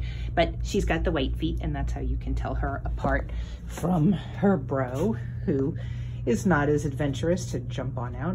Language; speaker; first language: English; native; English